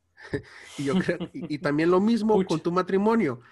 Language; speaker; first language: Spanish; early bilingual, heritage; Spanish